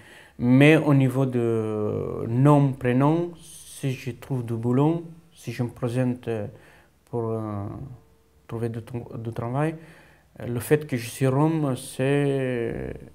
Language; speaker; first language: French; non-native, fluent; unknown